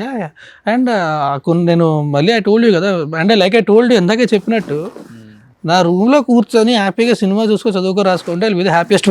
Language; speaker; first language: Telugu; native; Telugu